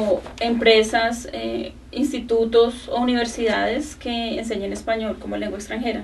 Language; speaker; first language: Spanish; native; Spanish